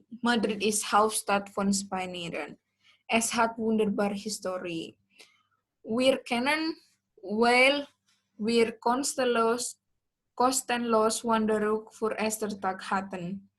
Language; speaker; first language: German; non-native, learner; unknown